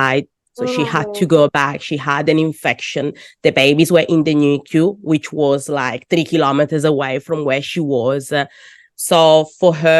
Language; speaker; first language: English; non-native, fluent; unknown